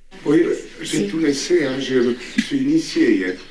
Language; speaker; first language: French; native; French